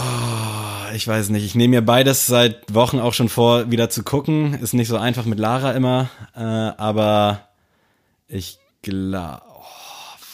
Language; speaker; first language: German; native; German